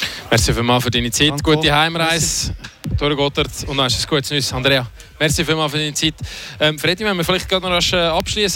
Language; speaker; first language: German; native; German